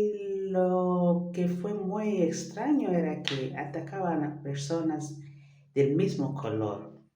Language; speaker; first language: Spanish; non-native, fluent; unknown